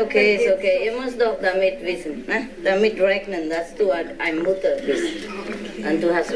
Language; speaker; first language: German; non-native, learner; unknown